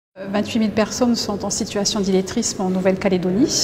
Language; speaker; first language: French; native; French